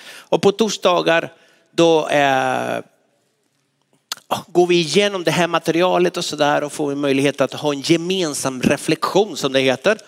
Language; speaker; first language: Swedish; non-native, fluent; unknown